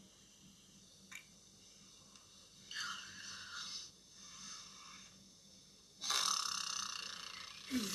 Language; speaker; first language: English; native; English